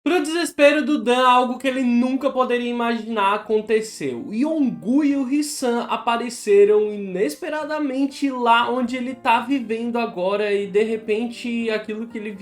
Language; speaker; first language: Portuguese; native; Portuguese